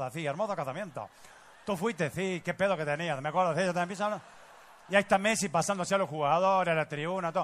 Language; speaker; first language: Spanish; native; Spanish